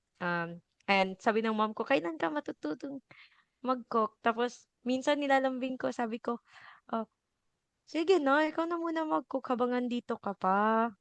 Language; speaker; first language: Filipino; non-native, local second language; Cebuano